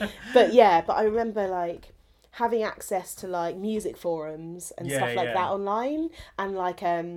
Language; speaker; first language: English; native; English